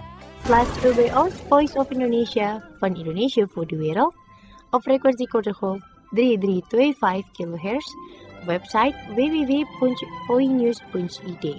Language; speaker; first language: Dutch; non-native, learner; Indonesian